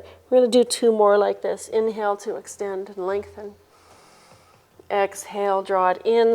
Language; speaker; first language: English; native; English